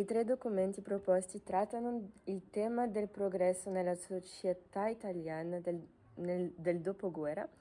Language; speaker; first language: Italian; non-native, learner; French